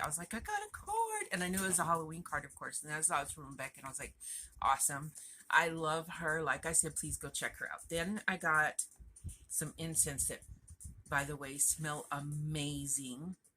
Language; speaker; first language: English; native; English